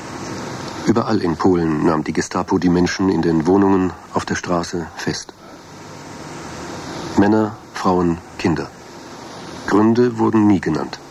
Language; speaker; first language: German; native; German